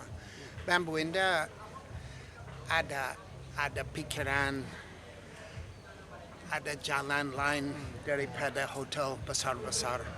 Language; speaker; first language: Indonesian; non-native, learner; English